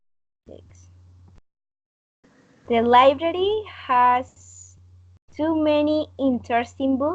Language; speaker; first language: English; non-native, learner; Spanish